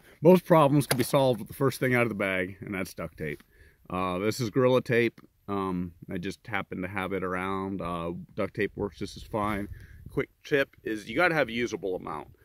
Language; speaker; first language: English; native; English